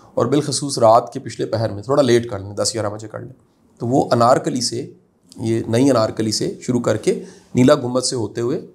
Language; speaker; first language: Urdu; non-native, local second language; Punjabi